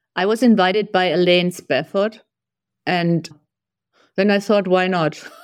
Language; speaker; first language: English; non-native, fluent; German